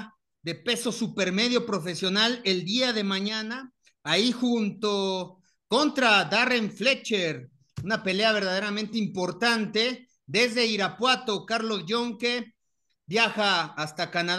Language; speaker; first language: Spanish; native; Spanish